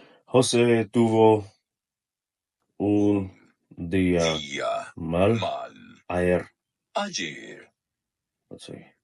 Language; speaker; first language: Spanish; non-native, learner; Russian